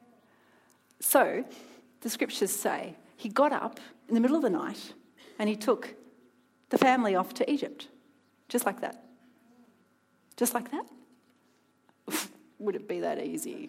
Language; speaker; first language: English; native; English